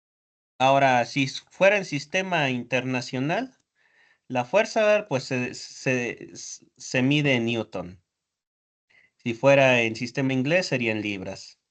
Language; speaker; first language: Spanish; native; Spanish